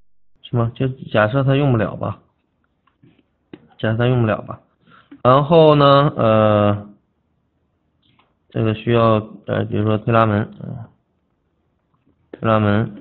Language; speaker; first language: Chinese; native; Chinese